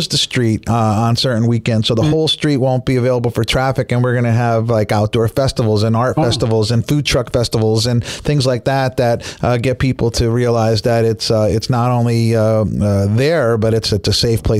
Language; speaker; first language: English; native; English